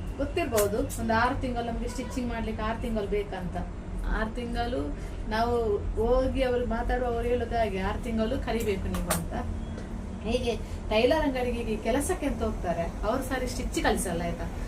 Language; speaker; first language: Kannada; non-native, local second language; Tulu